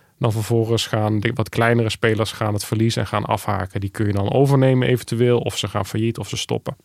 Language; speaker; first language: Dutch; native; Dutch